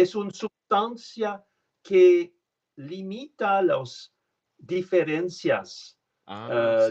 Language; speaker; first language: Spanish; non-native, learner; French